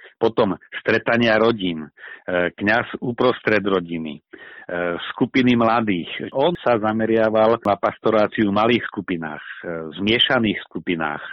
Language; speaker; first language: Slovak; native; Slovak